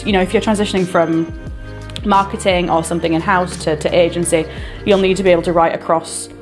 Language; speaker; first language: English; native; English